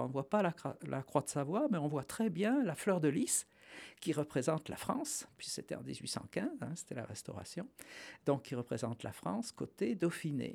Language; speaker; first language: French; native; French